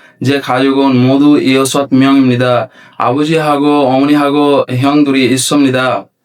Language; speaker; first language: Korean; non-native, learner; Bangla